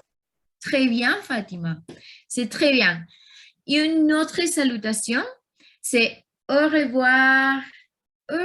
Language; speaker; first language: French; non-native, learner; Spanish